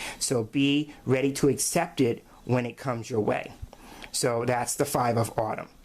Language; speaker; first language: English; native; English